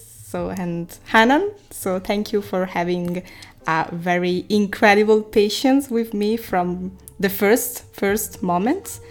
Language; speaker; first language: English; non-native, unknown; Italian